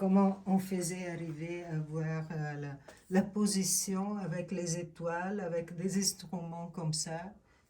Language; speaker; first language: French; non-native, fluent; Italian